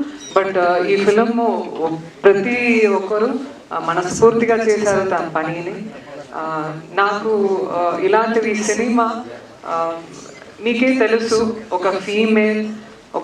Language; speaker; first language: Telugu; non-native, learner; Tamil